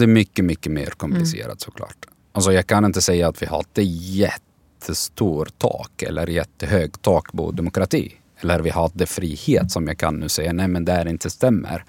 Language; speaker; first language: Swedish; non-native, learner; Arabic